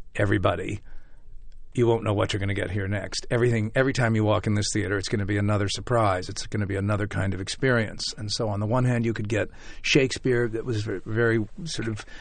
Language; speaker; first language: English; native; English